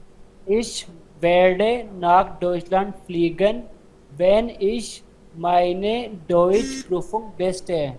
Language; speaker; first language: German; non-native, learner; Hindi